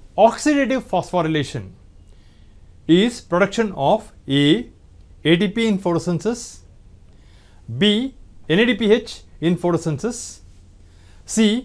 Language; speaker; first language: English; non-native, local second language; Tamil